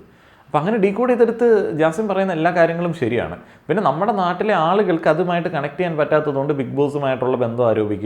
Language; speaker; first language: Malayalam; native; Malayalam